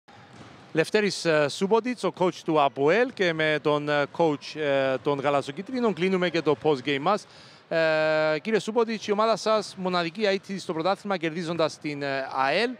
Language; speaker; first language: Greek; native; Greek